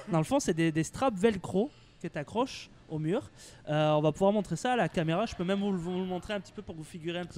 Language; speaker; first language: French; native; French